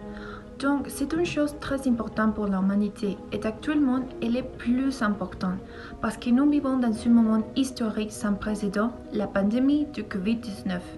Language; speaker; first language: French; non-native, learner; Spanish